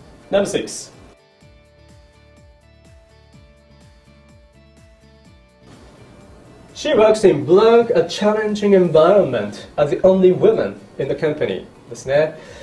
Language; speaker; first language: English; non-native, fluent; Japanese